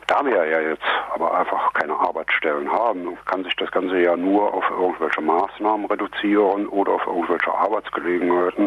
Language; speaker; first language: German; native; German